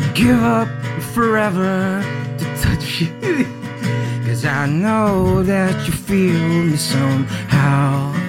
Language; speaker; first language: English; non-native, local second language; Filipino